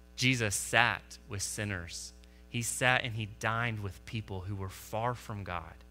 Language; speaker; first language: English; native; English